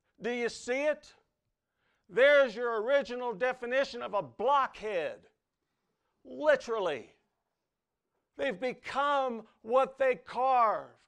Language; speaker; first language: English; native; English